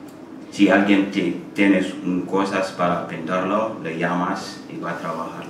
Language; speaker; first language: Spanish; non-native, learner; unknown